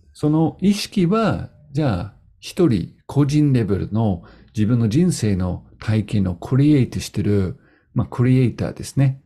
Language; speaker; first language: Japanese; non-native, fluent; English